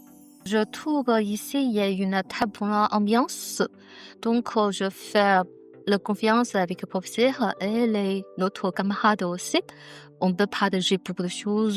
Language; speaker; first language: French; non-native, learner; Chinese